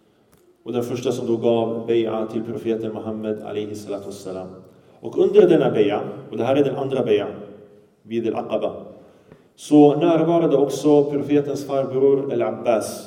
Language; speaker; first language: Swedish; early bilingual, other home language; Arabic